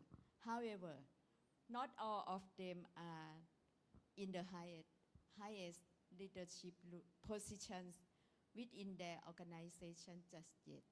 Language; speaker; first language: English; non-native, learner; Thai